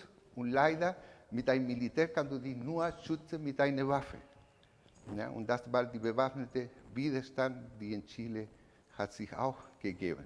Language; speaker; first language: German; non-native, learner; Spanish